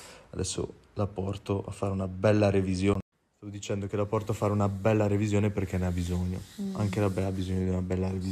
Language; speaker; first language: Italian; native; Italian